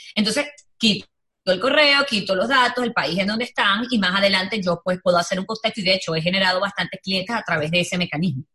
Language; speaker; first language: Spanish; native; Spanish